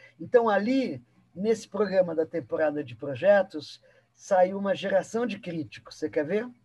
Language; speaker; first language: Portuguese; early bilingual, other home language; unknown